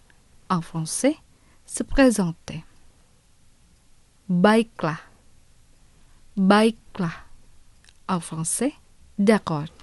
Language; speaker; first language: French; non-native, fluent; Indonesian